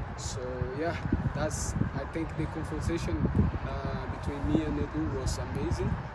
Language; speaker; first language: English; non-native, learner; Portuguese